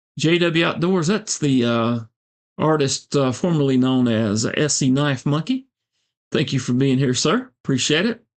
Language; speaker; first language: English; native; English